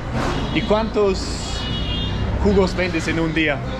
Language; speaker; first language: Spanish; non-native, learner; Danish